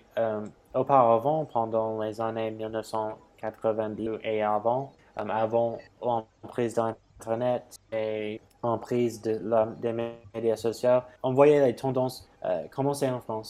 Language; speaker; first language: French; non-native, fluent; English